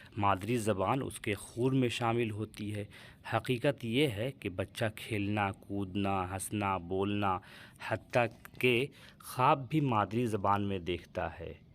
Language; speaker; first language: Urdu; native; Urdu